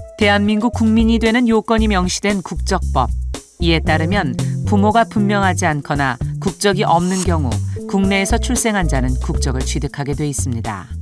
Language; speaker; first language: Korean; native; Korean